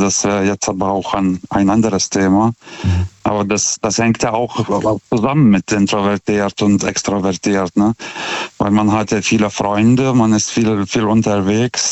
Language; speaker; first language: German; non-native, fluent; Lithuanian